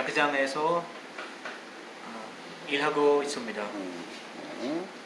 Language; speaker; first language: Korean; non-native, learner; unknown